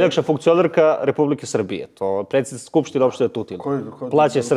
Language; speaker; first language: Bosnian; native; Bosnian